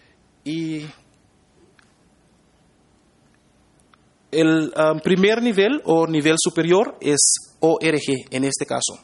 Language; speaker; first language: Spanish; non-native, fluent; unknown